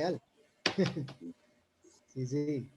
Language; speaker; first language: Spanish; native; Spanish